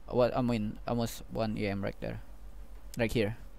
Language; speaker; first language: English; non-native, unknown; Indonesian